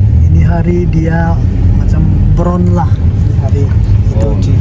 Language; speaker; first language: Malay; non-native, learner; Tedim Chin